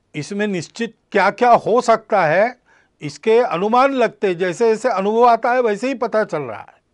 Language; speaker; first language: Hindi; non-native, local second language; Marathi